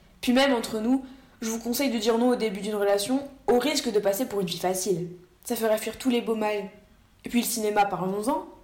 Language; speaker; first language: French; native; French